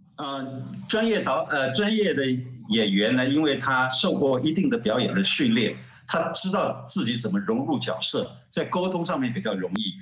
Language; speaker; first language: Chinese; native; Chinese